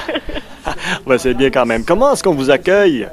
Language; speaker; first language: French; native; French